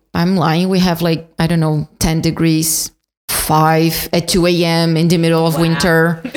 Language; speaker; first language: English; non-native, fluent; Portuguese